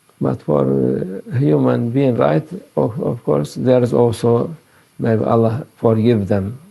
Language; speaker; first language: English; non-native, learner; Turkish